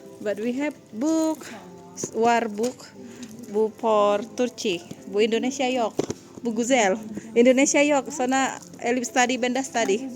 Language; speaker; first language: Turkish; non-native, learner; Indonesian